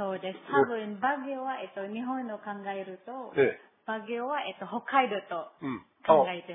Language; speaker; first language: Japanese; non-native, learner; Filipino